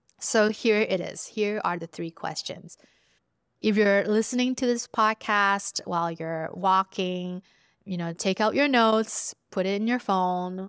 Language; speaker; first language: English; early bilingual, other home language; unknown